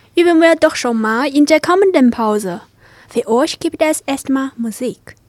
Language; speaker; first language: German; non-native, fluent; Chinese